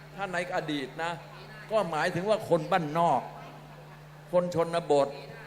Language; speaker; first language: Thai; native; Thai